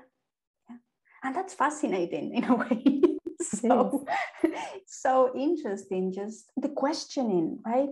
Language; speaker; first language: English; non-native, fluent; Spanish